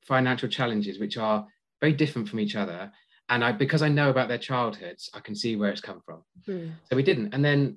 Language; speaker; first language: English; native; English